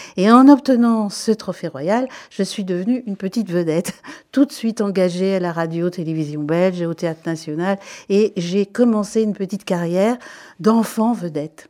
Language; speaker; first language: French; native; French